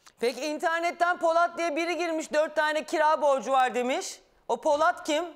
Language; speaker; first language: Turkish; native; Turkish